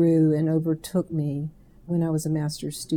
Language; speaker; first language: English; native; English